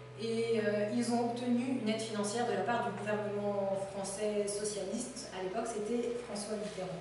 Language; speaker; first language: French; native; French